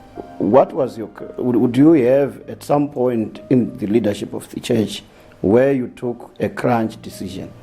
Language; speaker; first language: English; non-native, local second language; Shona